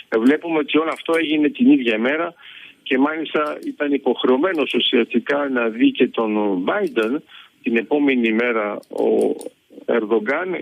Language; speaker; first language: Greek; early bilingual, heritage; Greek